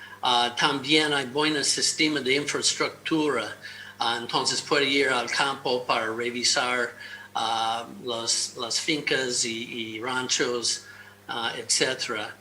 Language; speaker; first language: Spanish; non-native, fluent; English